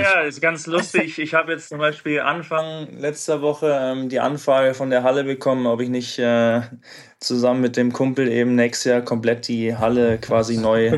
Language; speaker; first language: German; native; German